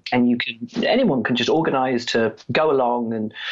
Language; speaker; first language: English; native; English